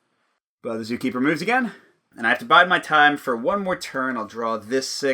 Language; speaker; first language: English; native; English